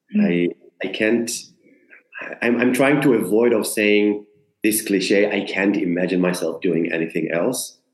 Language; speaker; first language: English; non-native, fluent; Hebrew